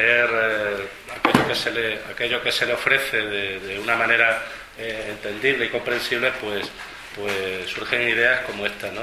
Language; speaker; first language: Spanish; native; Spanish